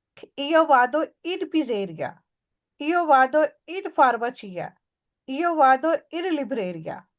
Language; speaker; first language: Italian; non-native, fluent; Urdu